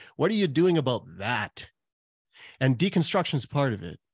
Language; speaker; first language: English; native; English